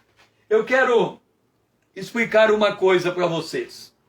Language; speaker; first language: Portuguese; native; Portuguese